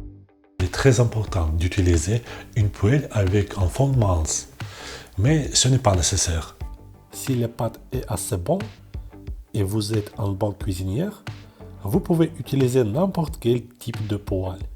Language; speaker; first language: French; non-native, fluent; Russian